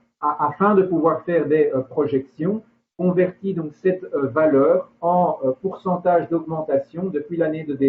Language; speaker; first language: French; native; French